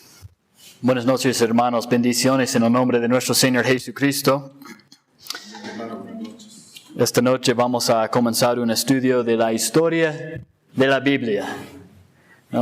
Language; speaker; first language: Spanish; non-native, fluent; English